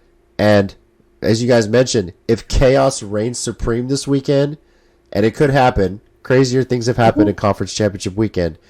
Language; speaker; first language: English; native; English